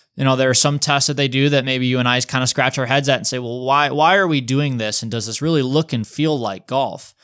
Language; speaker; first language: English; native; English